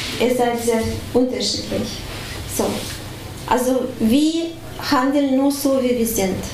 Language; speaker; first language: German; non-native, fluent; Russian